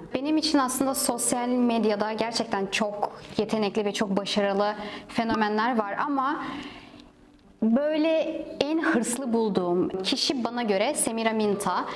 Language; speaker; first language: Turkish; non-native, fluent; Russian